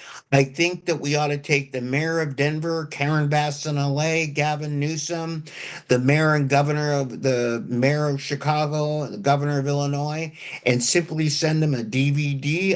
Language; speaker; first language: English; native; English